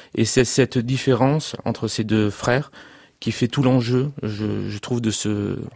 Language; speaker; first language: French; native; French